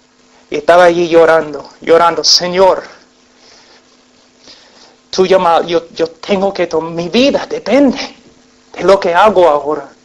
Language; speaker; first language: Spanish; non-native, fluent; English